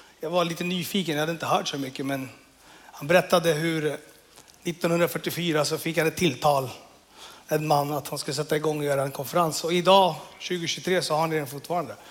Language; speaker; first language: Swedish; early bilingual, other home language; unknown